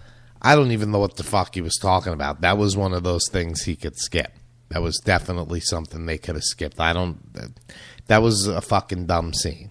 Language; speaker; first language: English; native; English